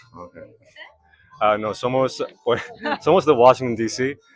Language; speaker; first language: Spanish; non-native, learner; English